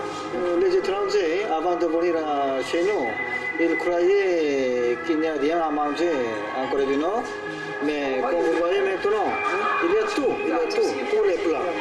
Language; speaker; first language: French; non-native, fluent; Korean